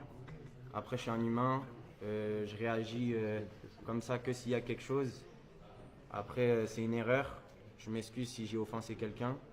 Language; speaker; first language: French; early bilingual, other home language; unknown